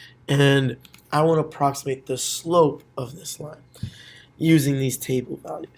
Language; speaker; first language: English; native; English